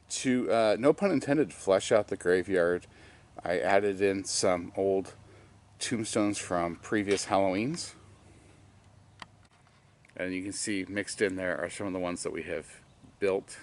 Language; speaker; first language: English; native; English